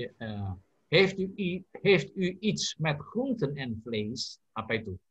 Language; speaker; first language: Dutch; non-native, learner; Indonesian